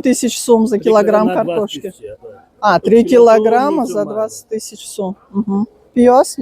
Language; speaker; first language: Russian; native; Russian